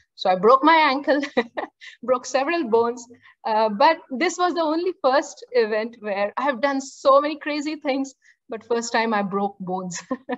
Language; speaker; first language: English; non-native, local second language; Marathi